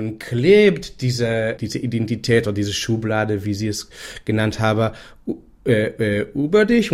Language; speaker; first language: German; non-native, fluent; Hebrew